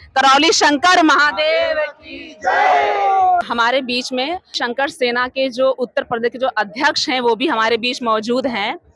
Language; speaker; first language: Hindi; native; Hindi